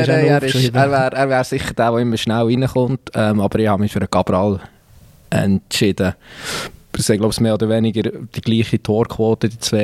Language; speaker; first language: German; native; German